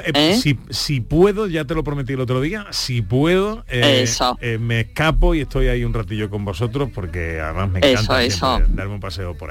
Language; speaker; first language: Spanish; native; Spanish